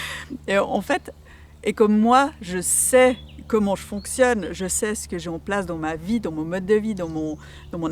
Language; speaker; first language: French; native; French